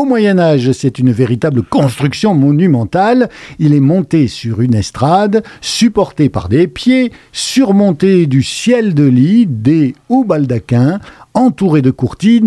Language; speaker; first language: French; native; French